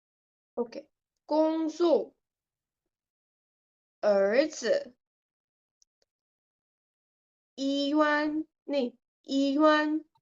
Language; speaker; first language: Chinese; non-native, learner; Urdu